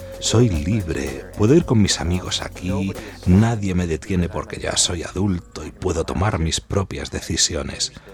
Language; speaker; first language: Spanish; non-native, fluent; English